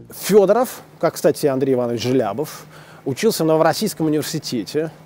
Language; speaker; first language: Russian; native; Russian